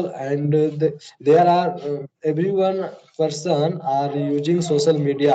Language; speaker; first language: English; non-native, learner; Hindi